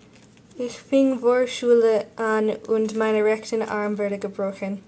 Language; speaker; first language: German; non-native, learner; English